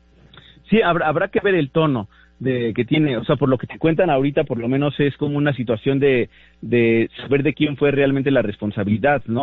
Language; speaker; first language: Spanish; native; Spanish